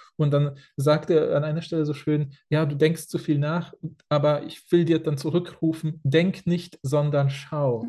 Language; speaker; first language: German; early bilingual, other home language; Polish